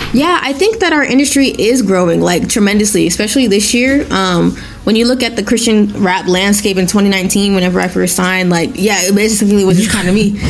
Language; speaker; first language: English; non-native, local second language; Yoruba